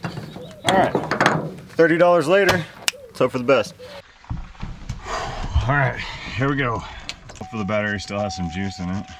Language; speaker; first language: English; native; English